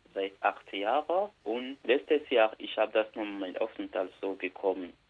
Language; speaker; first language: German; non-native, learner; Bambara